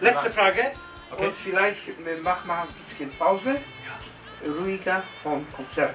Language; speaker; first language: German; non-native, learner; Polish